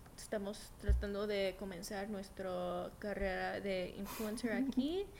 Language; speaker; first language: Spanish; early bilingual, heritage; Spanish